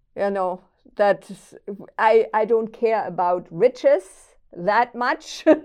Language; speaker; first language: English; non-native, fluent; German